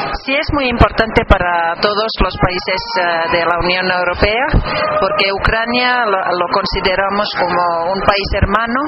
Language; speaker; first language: Spanish; non-native, fluent; Finnish